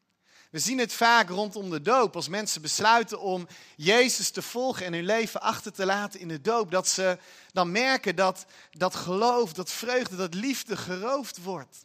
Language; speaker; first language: Dutch; native; Dutch